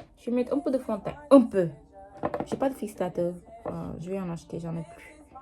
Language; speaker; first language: French; non-native, local second language; Wolof